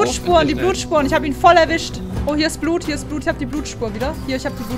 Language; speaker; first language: German; native; German